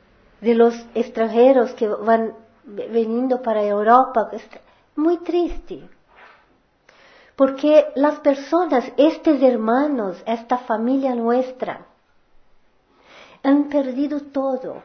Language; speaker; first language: Spanish; non-native, fluent; Portuguese